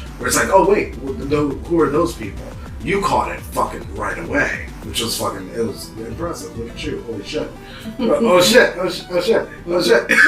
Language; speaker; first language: English; native; English